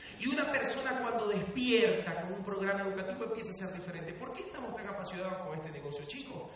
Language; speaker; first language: Spanish; native; Spanish